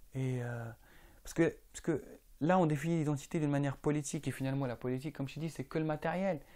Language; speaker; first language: French; non-native, local second language; Arabic